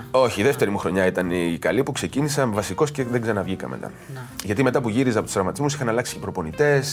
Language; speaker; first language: Greek; native; Greek